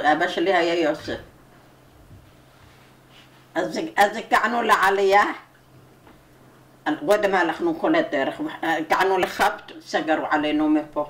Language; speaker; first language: Hebrew; non-native, learner; Arabic